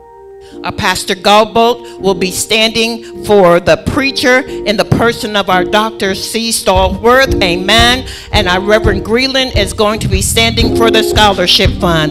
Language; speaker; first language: English; native; English